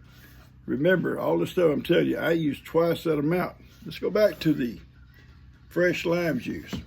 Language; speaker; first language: English; native; English